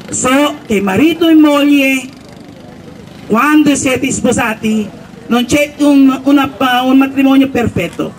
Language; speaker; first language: Italian; non-native, learner; Filipino